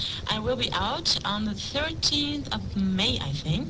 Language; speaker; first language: English; non-native, fluent; German